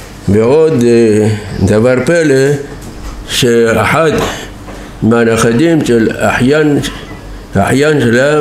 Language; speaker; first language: Hebrew; non-native, fluent; Persian